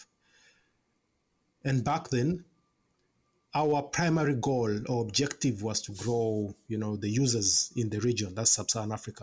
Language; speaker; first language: English; non-native, local second language; Ganda